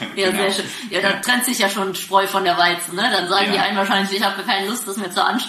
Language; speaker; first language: German; native; German